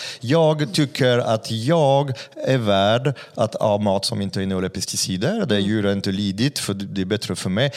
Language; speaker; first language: Swedish; non-native, fluent; French